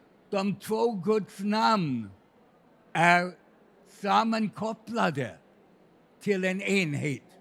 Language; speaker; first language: Swedish; non-native, fluent; English